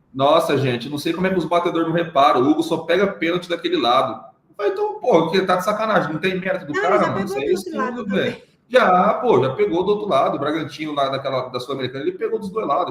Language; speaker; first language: Portuguese; native; Portuguese